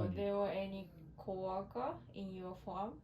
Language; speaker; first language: English; non-native, learner; Japanese